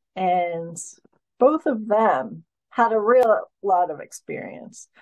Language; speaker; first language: English; native; English